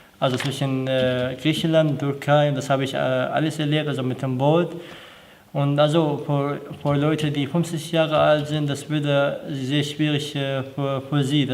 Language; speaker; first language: German; non-native, learner; Arabic